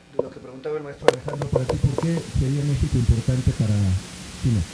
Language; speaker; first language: Spanish; native; Spanish